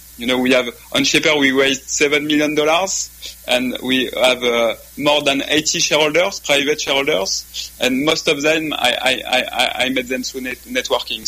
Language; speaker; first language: English; non-native, fluent; French